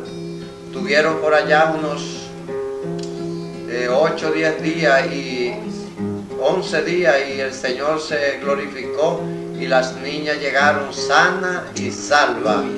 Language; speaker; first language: Spanish; native; Spanish